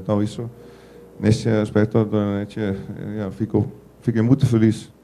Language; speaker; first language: Portuguese; non-native, fluent; Dutch